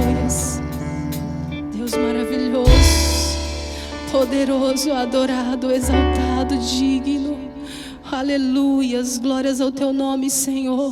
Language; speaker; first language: Portuguese; native; Portuguese